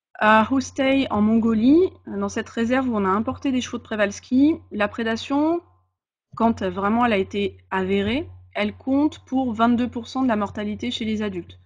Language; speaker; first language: French; native; French